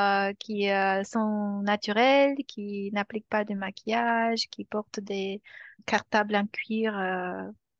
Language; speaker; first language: French; non-native, fluent; Romanian